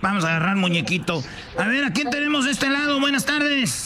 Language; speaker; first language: Spanish; native; Spanish